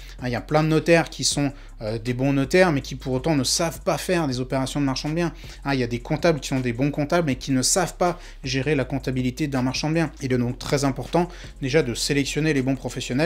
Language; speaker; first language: French; native; French